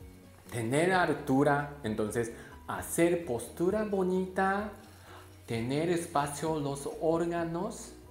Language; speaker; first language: Spanish; non-native, learner; Japanese